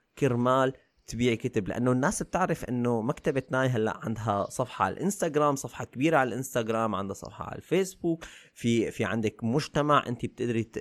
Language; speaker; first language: Arabic; native; Arabic